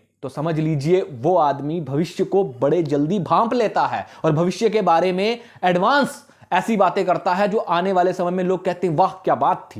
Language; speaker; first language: Hindi; native; Hindi